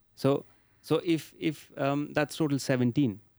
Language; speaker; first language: English; non-native, local second language; Marathi